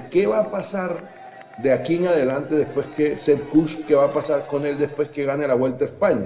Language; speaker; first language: Spanish; native; Spanish